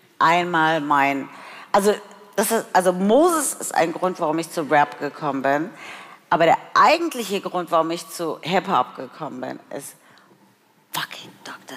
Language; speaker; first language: German; early bilingual, other home language; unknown